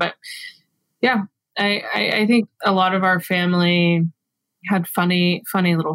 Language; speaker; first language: English; native; English